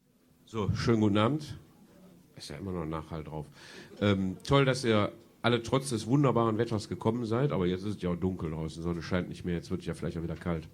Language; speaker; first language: German; native; German